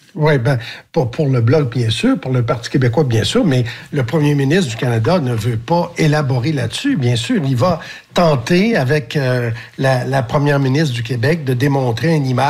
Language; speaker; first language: French; native; French